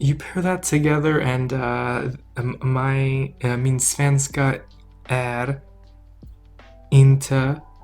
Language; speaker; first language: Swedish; non-native, learner; English